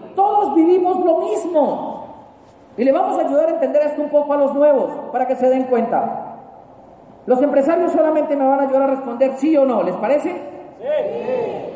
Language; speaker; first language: Spanish; native; Spanish